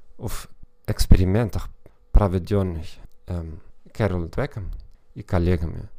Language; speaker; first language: Russian; non-native, fluent; German